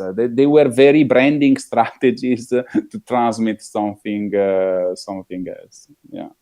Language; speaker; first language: English; non-native, fluent; Italian